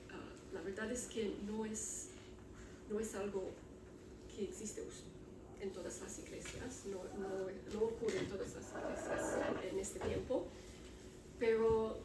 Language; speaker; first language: Spanish; non-native, learner; Romanian